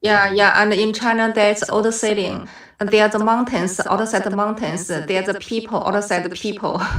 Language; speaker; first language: English; non-native, learner; Chinese